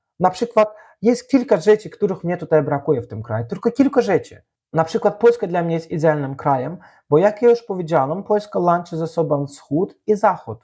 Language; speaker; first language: Polish; non-native, fluent; Azerbaijani